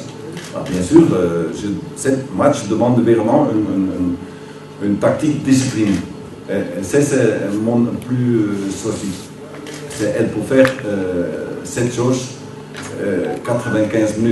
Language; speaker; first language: French; non-native, learner; Dutch